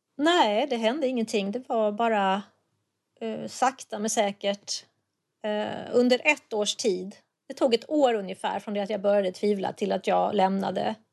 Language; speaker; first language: Swedish; native; Swedish